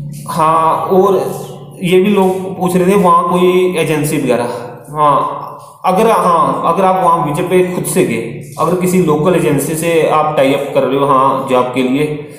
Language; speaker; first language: Hindi; native; Hindi